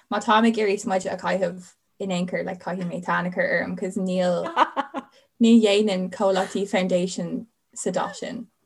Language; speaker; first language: Irish; non-native, local second language; English